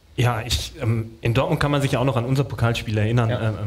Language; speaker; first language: German; native; German